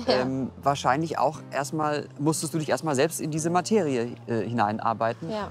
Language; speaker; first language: German; native; German